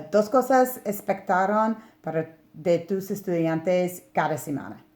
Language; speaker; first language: Spanish; non-native, learner; English